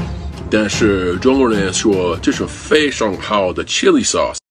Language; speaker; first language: Chinese; non-native, learner; English